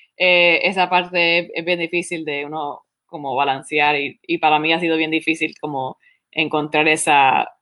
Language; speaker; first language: Spanish; early bilingual, heritage; Spanish